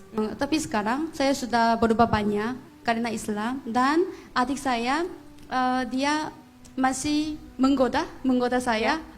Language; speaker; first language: Indonesian; non-native, fluent; Korean